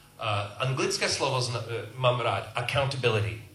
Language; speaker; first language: Czech; non-native, learner; English